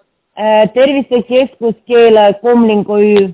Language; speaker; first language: Estonian; non-native, learner; Russian